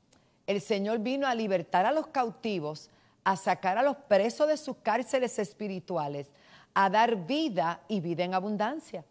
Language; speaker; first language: Spanish; native; Spanish